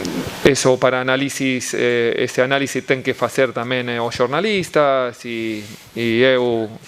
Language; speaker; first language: Portuguese; non-native, learner; Spanish